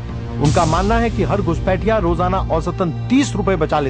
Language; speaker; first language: Hindi; native; Hindi